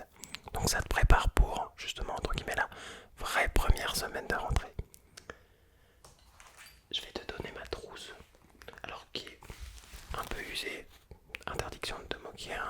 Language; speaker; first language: French; native; French